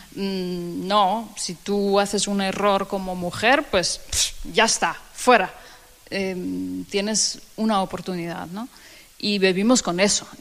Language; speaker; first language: Spanish; non-native, fluent; Danish